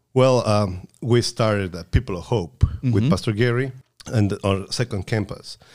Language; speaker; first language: English; non-native, fluent; Spanish